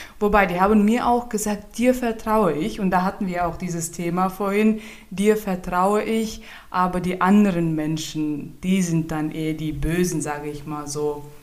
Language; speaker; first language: German; non-native, fluent; Turkmen